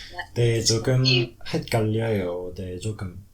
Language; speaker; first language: Korean; non-native, learner; French